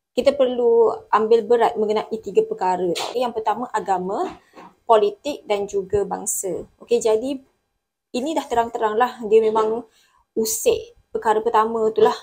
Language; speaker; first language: Malay; native; Malay